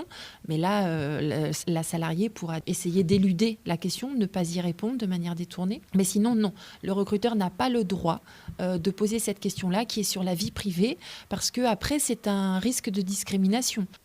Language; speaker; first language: French; native; French